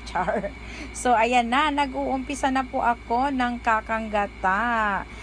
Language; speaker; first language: Filipino; non-native, local second language; Cebuano